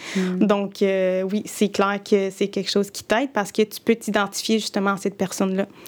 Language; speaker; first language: French; early bilingual, other home language; Spanish